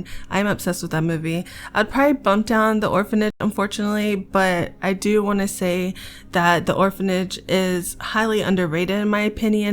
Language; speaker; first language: English; native; English